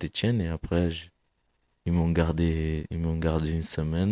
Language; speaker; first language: French; non-native, fluent; Kabuverdianu